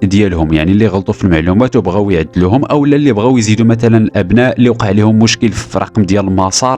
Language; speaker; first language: Arabic; native; Arabic